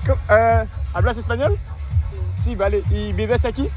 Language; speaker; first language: Spanish; non-native, learner; French